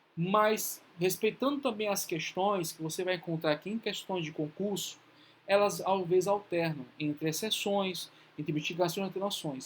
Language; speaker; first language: Portuguese; native; Portuguese